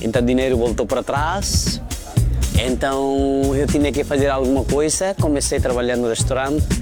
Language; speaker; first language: Portuguese; non-native, fluent; Nepali